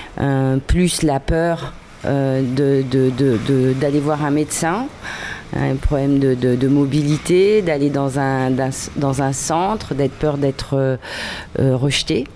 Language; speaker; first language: French; native; French